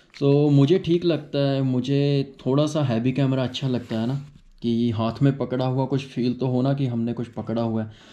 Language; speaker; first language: Hindi; native; Hindi